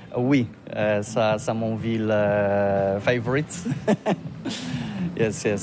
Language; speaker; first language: French; non-native, learner; Polish